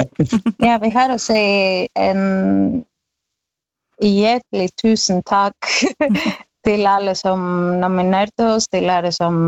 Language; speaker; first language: Norwegian; non-native, learner; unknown